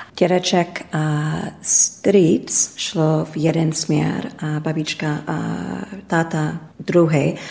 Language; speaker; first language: Czech; early bilingual, heritage; English